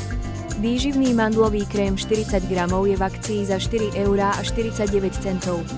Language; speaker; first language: Slovak; native; Slovak